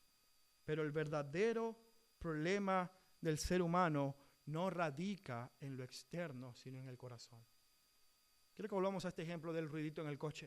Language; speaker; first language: Spanish; native; Spanish